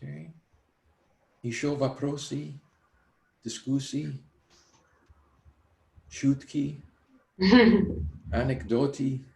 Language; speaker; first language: Russian; non-native, learner; English